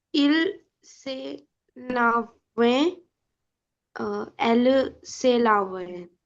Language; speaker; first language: French; non-native, learner; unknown